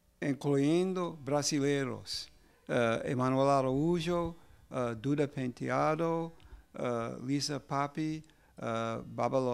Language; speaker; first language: Portuguese; non-native, learner; English